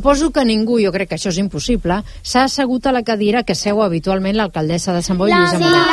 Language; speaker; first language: Catalan; native; Catalan